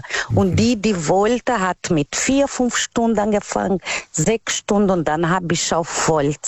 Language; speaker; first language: German; non-native, learner; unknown